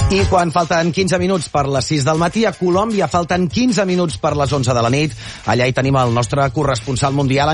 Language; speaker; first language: Catalan; native; Catalan